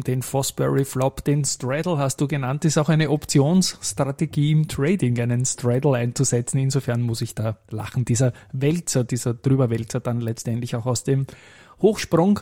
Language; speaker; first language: German; native; German